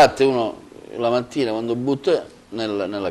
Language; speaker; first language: Italian; native; Italian